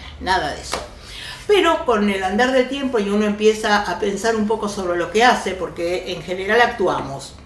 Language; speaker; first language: Spanish; early bilingual, other home language; Yiddish